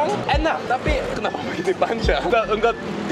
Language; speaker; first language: Indonesian; non-native, fluent; Korean